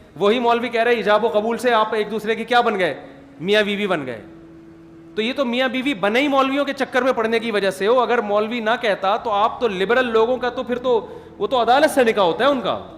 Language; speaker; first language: Urdu; native; Urdu